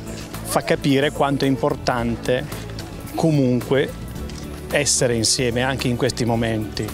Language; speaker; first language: Italian; native; Italian